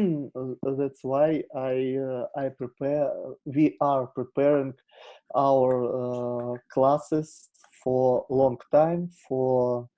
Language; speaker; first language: English; non-native, learner; Russian